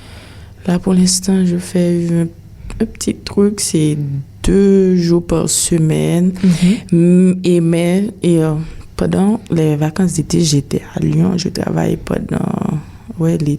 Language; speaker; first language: French; non-native, local second language; Haitian Creole